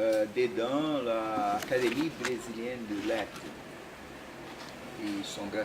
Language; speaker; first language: French; non-native, fluent; Portuguese